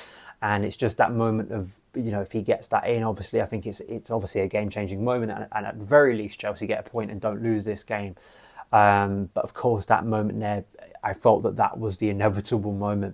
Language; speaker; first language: English; native; English